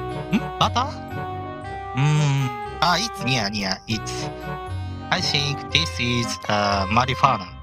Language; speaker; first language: English; non-native, learner; Japanese